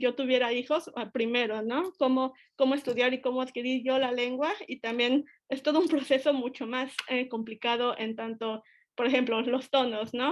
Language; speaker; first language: Spanish; native; Spanish